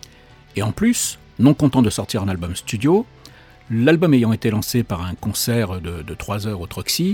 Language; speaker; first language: French; native; French